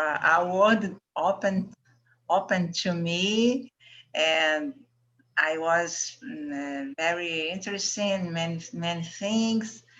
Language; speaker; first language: English; non-native, learner; Portuguese